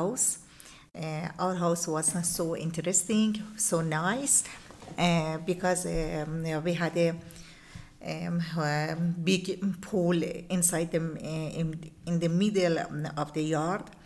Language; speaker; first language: English; non-native, learner; Persian